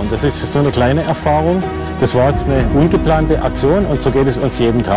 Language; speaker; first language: German; native; German